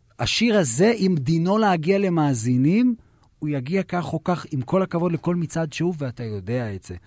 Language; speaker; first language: Hebrew; native; Hebrew